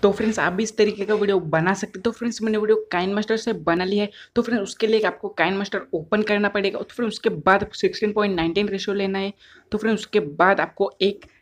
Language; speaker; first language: Hindi; non-native, local second language; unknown